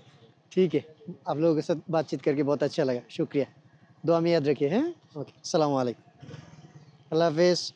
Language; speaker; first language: Hindi; non-native, fluent; Bangla